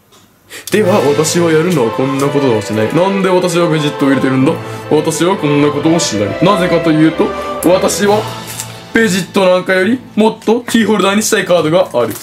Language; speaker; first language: Japanese; native; Japanese